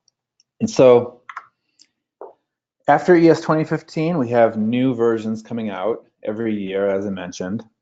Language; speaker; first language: English; native; English